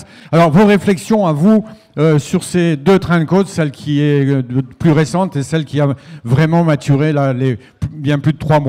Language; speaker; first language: French; native; French